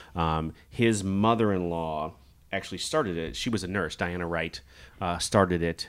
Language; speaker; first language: English; native; English